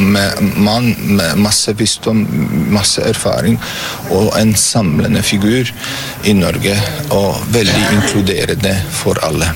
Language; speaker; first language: Norwegian; non-native, fluent; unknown